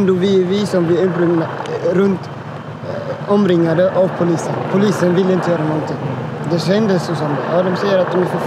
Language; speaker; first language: Swedish; non-native, fluent; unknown